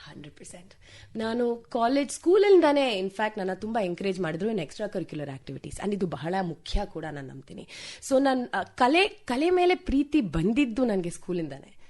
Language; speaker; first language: Kannada; non-native, local second language; Tamil